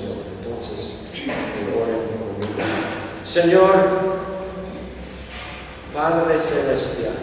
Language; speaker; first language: Spanish; non-native, fluent; English